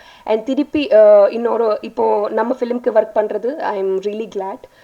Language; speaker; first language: Tamil; non-native, learner; Telugu